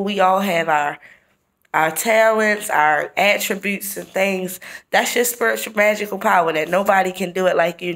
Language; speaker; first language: English; native; English